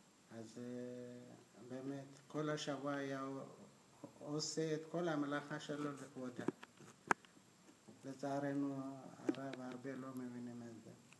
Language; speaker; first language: Hebrew; non-native, fluent; Amharic